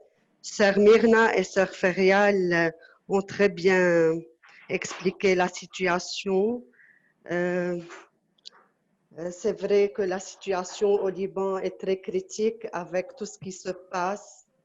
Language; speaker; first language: French; non-native, local second language; Arabic